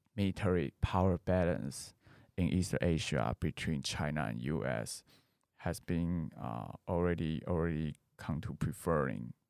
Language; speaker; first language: English; non-native, fluent; Chinese